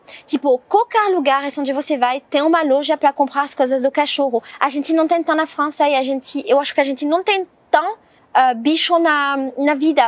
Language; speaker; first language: Portuguese; non-native, learner; French